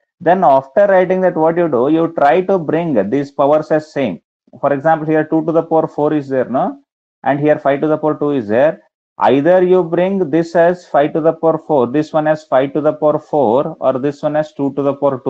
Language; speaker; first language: English; non-native, local second language; Kannada